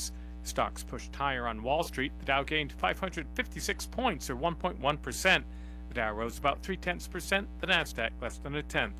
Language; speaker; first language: English; native; English